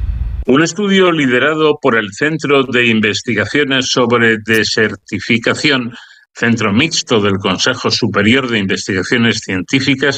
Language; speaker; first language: Spanish; native; Spanish